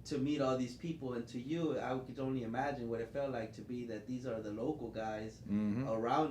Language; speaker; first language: English; native; English